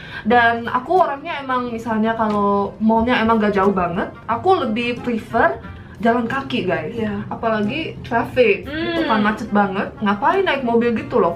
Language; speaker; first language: Indonesian; early bilingual, heritage; Korean